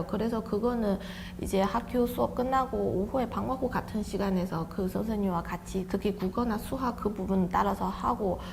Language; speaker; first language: Korean; non-native, fluent; Chinese